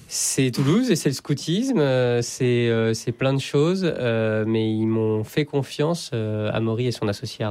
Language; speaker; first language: French; native; French